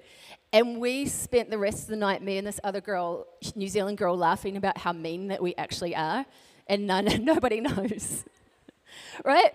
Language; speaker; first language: English; native; English